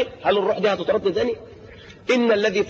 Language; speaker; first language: Arabic; native; Arabic